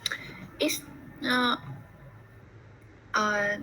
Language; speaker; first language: English; non-native, learner; Vietnamese